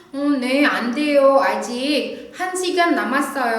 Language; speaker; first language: Korean; non-native, fluent; Indonesian